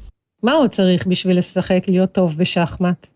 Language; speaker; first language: Hebrew; native; Hebrew